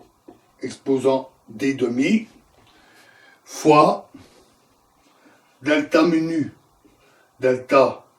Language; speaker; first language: French; native; French